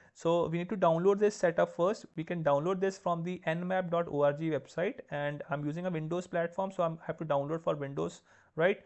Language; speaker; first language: English; non-native, local second language; Punjabi